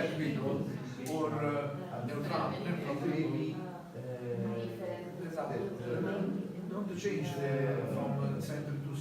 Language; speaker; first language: English; non-native, learner; Italian